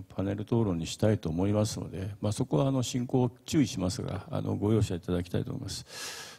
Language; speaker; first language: Japanese; native; Japanese